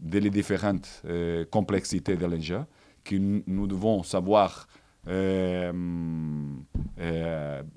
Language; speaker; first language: French; non-native, learner; Portuguese